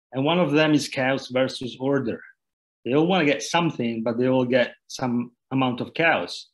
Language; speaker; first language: English; non-native, fluent; Italian